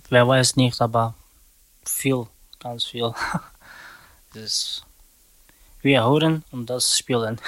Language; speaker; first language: German; non-native, learner; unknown